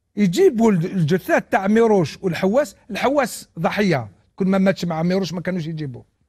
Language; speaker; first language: Arabic; non-native, local second language; Kabyle